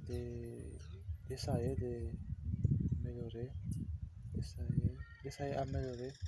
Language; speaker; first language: French; non-native, learner; Portuguese